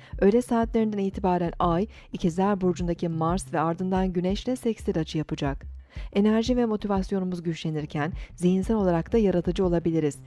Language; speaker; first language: Turkish; native; Turkish